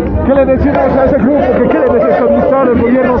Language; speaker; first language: Spanish; native; Spanish